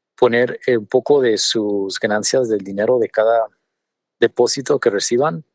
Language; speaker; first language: Spanish; early bilingual, other home language; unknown